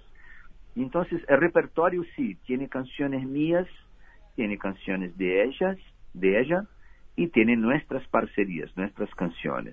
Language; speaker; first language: Spanish; non-native, fluent; Portuguese